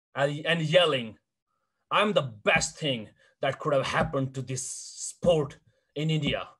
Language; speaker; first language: English; non-native, local second language; Hindi